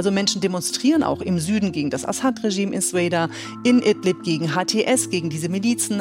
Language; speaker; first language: German; native; German